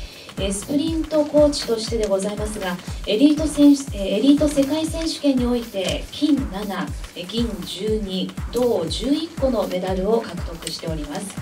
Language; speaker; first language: Japanese; native; Japanese